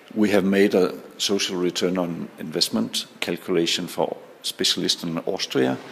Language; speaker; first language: English; non-native, fluent; Danish